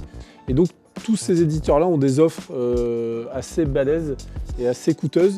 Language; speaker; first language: French; native; French